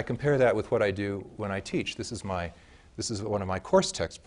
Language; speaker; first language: English; native; English